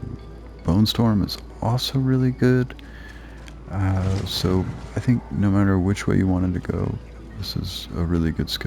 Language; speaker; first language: English; native; English